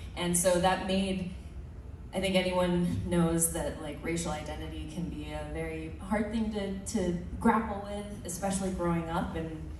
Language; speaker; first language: English; early bilingual, other home language; Filipino